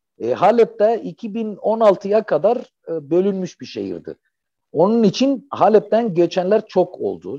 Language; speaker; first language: Turkish; non-native, fluent; Arabic